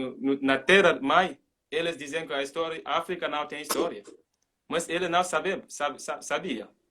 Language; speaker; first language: Portuguese; non-native, learner; Mandingo